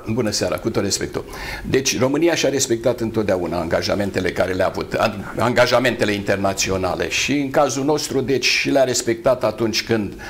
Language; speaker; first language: Romanian; native; Romanian